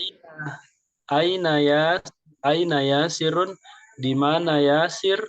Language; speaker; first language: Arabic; non-native, learner; Indonesian